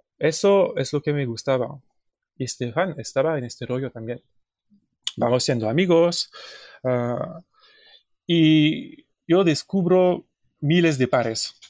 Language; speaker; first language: Spanish; non-native, fluent; French